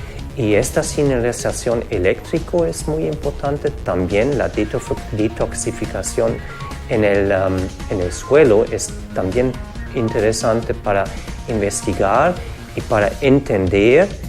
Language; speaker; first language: Spanish; non-native, fluent; German